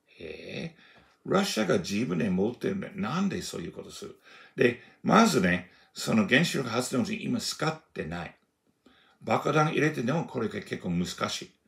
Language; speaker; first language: Japanese; non-native, fluent; English